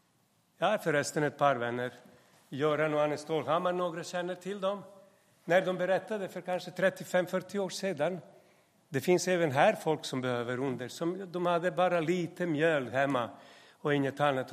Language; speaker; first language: Swedish; non-native, fluent; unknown